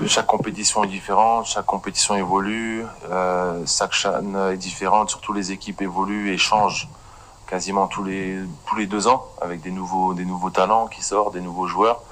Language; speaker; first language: French; native; French